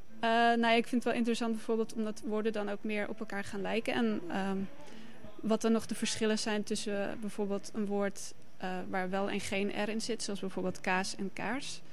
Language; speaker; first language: Dutch; native; Dutch